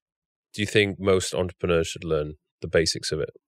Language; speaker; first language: English; native; English